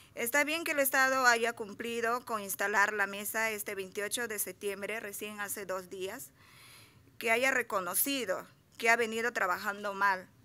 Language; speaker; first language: Spanish; native; Spanish